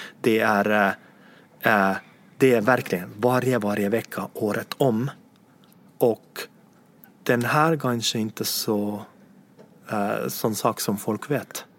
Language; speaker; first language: Swedish; non-native, fluent; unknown